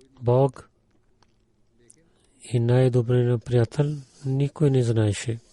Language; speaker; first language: Bulgarian; non-native, learner; Urdu